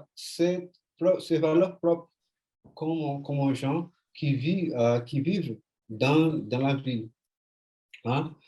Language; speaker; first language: French; non-native, fluent; Portuguese